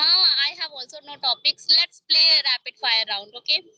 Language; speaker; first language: English; non-native, learner; Hindi